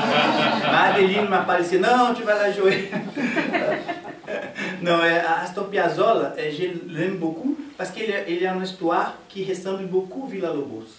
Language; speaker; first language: French; non-native, fluent; Portuguese